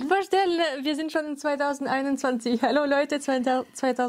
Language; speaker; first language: German; non-native, fluent; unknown